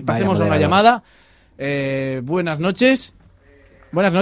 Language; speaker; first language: Spanish; native; Spanish